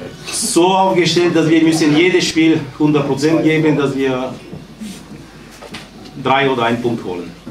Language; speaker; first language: German; non-native, fluent; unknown